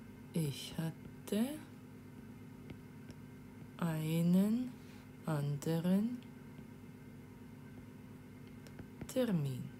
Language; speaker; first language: German; non-native, fluent; Ukrainian